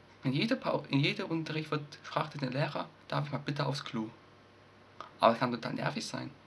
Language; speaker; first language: German; native; German